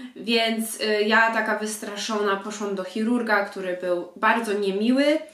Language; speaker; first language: Polish; early bilingual, heritage; Polish